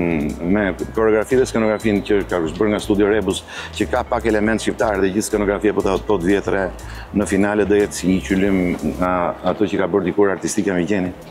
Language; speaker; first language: Albanian; native; Albanian